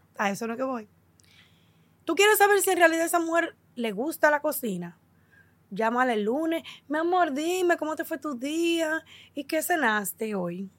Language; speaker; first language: Spanish; early bilingual, heritage; Spanish